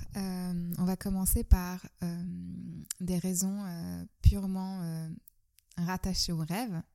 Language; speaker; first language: French; non-native, fluent; Turkish